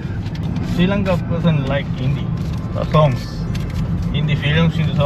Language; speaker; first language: English; non-native, learner; Sinhala